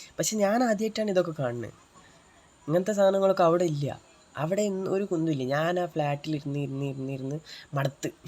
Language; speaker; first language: Malayalam; early bilingual, heritage; Malayalam